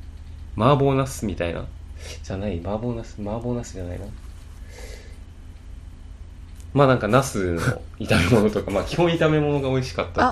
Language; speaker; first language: Japanese; native; Japanese